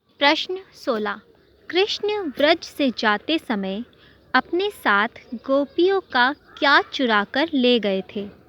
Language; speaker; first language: Hindi; native; Hindi